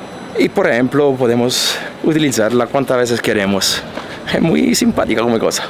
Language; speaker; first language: Spanish; non-native, fluent; Italian